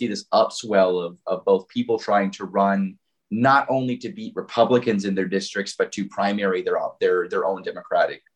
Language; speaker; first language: English; native; English